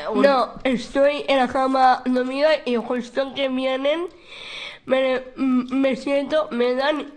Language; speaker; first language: Spanish; non-native, local second language; Basque